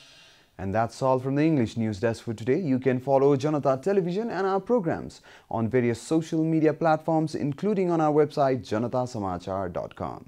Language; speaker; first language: English; non-native, fluent; Nepali